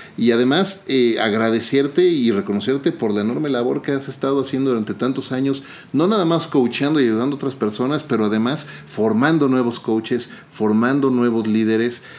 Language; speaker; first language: Spanish; native; Spanish